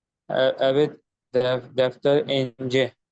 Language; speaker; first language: Turkish; non-native, learner; Urdu